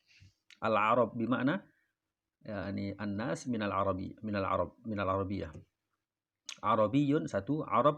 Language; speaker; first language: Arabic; non-native, fluent; Indonesian